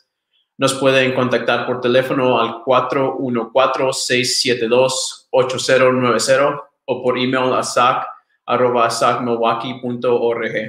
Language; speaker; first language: Spanish; early bilingual, other home language; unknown